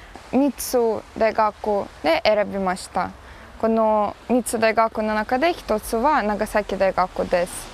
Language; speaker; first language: Japanese; non-native, learner; Ukrainian